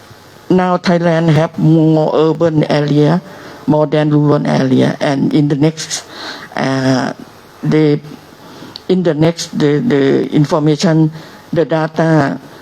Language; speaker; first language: English; non-native, learner; Thai